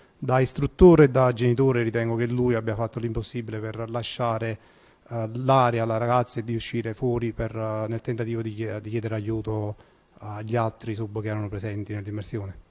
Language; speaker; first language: Italian; native; Italian